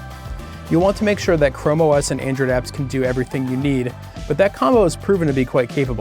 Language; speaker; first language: English; native; English